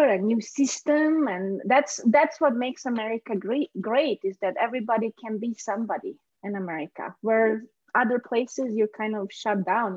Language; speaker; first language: English; non-native, fluent; Hungarian